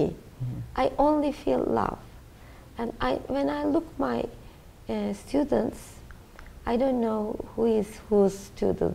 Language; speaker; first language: English; non-native, learner; Turkish